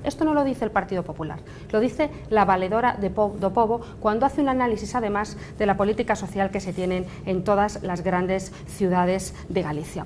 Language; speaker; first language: Spanish; native; Spanish